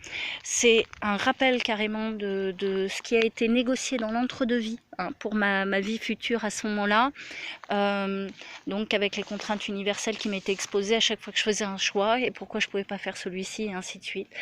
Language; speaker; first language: French; native; French